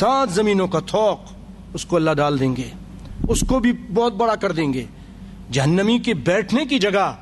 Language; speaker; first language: Urdu; native; Urdu